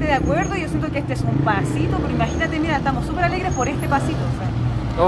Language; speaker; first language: Spanish; native; Spanish